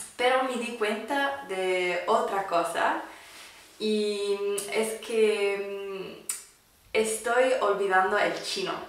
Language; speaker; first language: Spanish; non-native, fluent; English